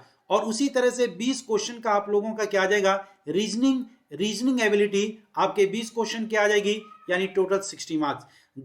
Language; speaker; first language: Hindi; native; Hindi